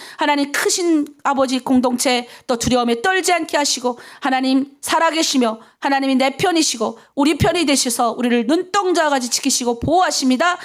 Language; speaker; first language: Korean; native; Korean